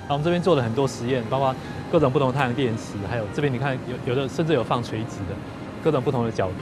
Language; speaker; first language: Chinese; native; Chinese